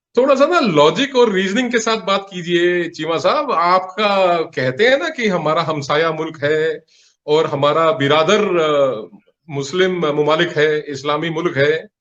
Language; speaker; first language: Hindi; non-native, local second language; Punjabi